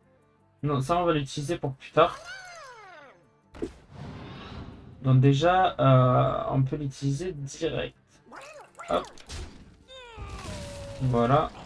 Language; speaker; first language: French; native; French